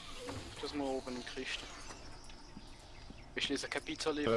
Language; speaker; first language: German; native; German